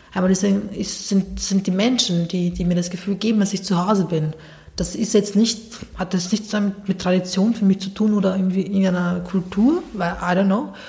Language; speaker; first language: German; early bilingual, other home language; Bosnian